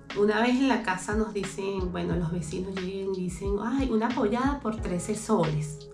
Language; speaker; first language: Spanish; native; Spanish